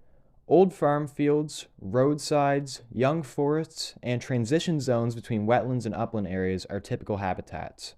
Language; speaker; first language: English; native; English